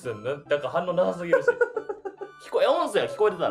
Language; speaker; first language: Japanese; native; Japanese